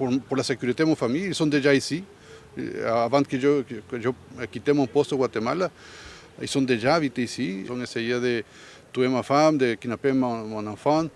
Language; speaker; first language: French; non-native, learner; Spanish